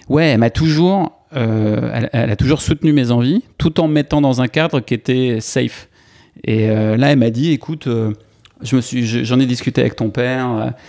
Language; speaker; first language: French; native; French